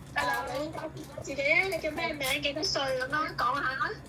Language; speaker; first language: Chinese; non-native, learner; Indonesian